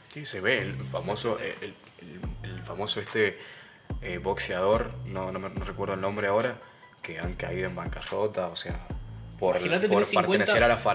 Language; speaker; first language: Spanish; native; Spanish